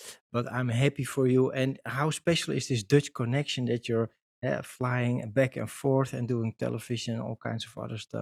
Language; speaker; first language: English; non-native, fluent; Dutch